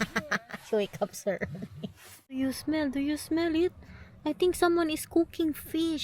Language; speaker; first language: English; non-native, local second language; Filipino